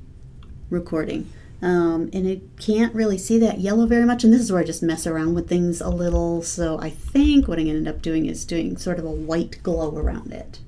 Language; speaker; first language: English; native; English